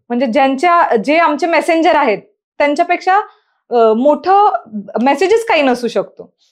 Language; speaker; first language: Marathi; non-native, local second language; Urdu